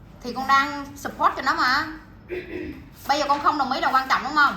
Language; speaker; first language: Vietnamese; native; Vietnamese